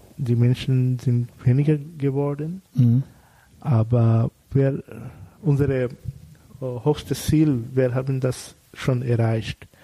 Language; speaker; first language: German; non-native, learner; Bangla